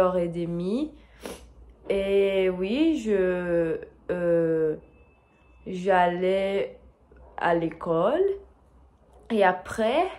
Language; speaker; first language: French; non-native, fluent; Portuguese